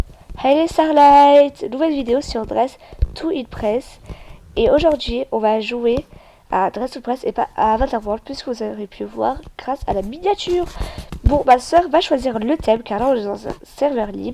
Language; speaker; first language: French; native; French